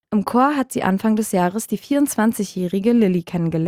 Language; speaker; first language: German; native; German